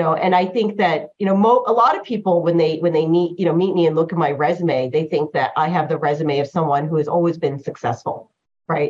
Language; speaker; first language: English; early bilingual, other home language; Chinese